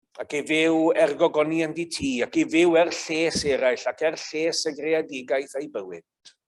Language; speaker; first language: Welsh; native; Welsh